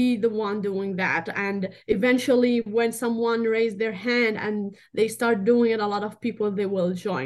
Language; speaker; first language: English; non-native, fluent; Arabic